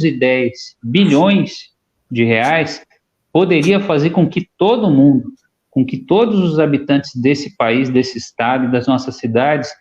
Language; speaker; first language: Portuguese; native; Portuguese